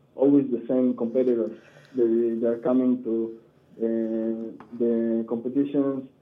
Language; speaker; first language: English; non-native, learner; Hebrew